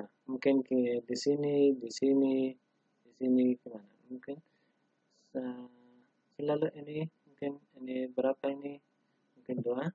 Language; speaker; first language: Indonesian; non-native, learner; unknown